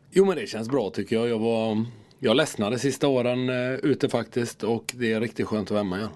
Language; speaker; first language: Swedish; native; Swedish